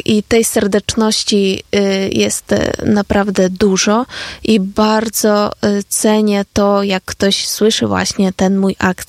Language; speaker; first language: Polish; non-native, fluent; Ukrainian